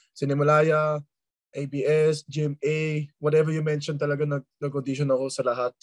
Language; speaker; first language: Filipino; early bilingual, other home language; German